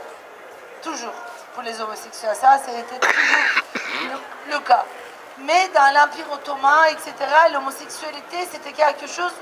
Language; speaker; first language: French; non-native, fluent; Turkish